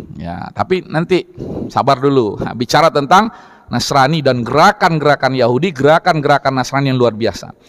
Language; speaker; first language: Indonesian; non-native, local second language; Minangkabau